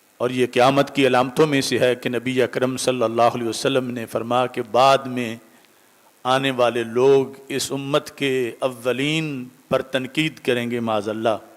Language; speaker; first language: Urdu; native; Urdu